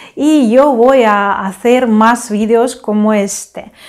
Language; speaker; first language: Spanish; non-native, fluent; Ukrainian